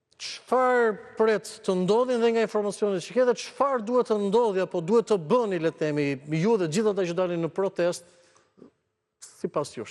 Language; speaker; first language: Albanian; native; Albanian